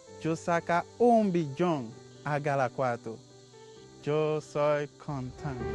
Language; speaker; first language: Spanish; non-native, learner; Haitian Creole